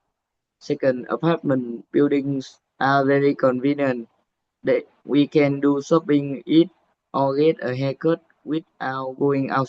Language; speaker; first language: English; non-native, learner; Vietnamese